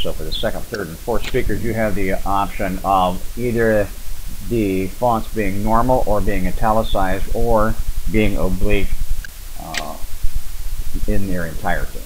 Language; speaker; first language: English; native; English